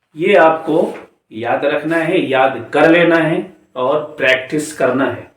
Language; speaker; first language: Urdu; native; Urdu